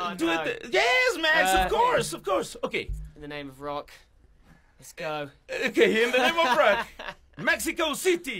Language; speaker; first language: English; non-native, fluent; Spanish